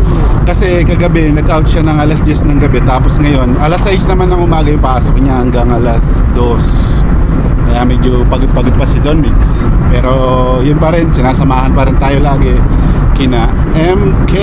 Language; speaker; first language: Filipino; non-native, local second language; Pampanga